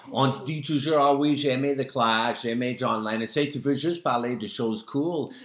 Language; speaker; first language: French; native; French